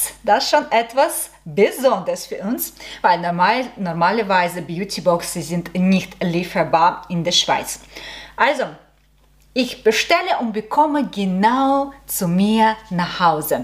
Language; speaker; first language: German; non-native, learner; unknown